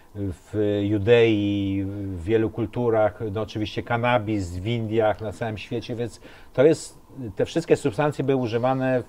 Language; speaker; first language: Polish; native; Polish